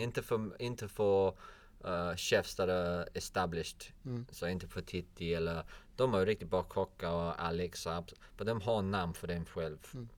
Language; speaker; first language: Swedish; non-native, learner; English